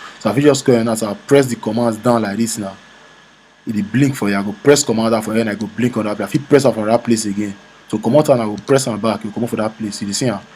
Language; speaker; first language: Nigerian Pidgin; native; Nigerian Pidgin